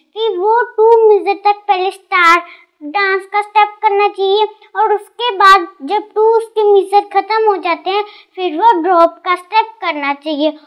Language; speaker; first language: Hindi; non-native, local second language; Punjabi